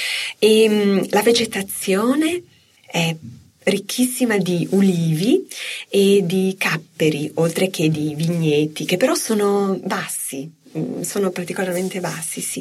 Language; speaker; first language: Italian; native; Italian